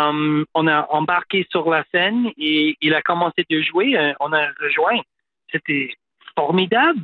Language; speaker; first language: French; non-native, local second language; English